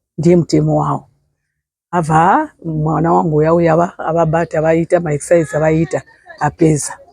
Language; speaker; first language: Shona; non-native, local second language; Nyanja